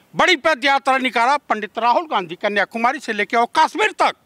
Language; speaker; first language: Hindi; native; Hindi